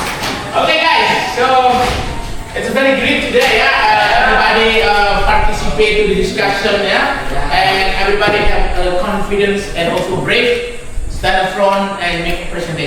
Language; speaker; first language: English; non-native, fluent; Indonesian